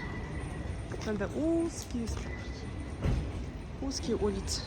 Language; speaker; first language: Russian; non-native, local second language; Kazakh